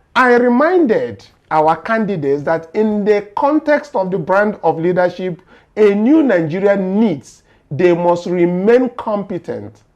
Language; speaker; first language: Nigerian Pidgin; native; Nigerian Pidgin